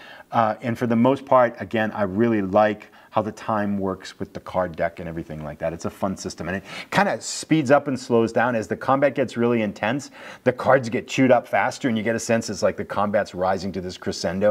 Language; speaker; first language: English; native; English